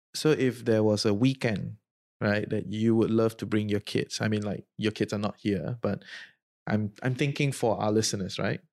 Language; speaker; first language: English; non-native, fluent; Spanish